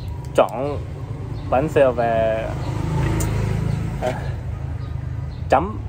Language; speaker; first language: Vietnamese; non-native, learner; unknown